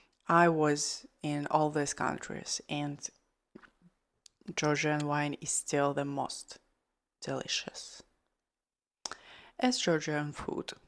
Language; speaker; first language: English; non-native, fluent; Georgian